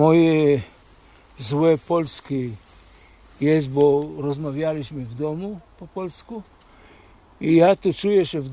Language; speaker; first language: Polish; early bilingual, heritage; Polish